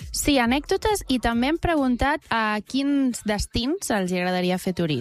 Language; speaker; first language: Catalan; native; Catalan